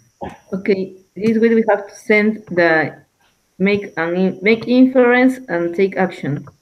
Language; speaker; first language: English; non-native, learner; Spanish